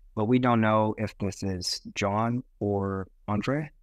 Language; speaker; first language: English; non-native, fluent; Portuguese